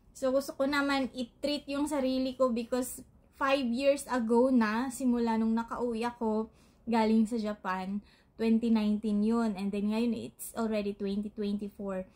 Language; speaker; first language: Filipino; native; Filipino